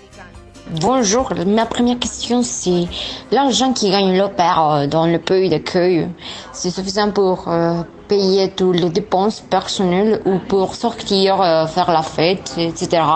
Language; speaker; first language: French; non-native, learner; Spanish